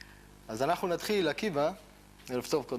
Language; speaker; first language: Hebrew; native; Hebrew